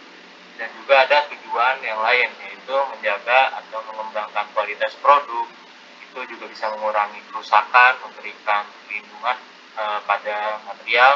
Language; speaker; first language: Indonesian; native; Indonesian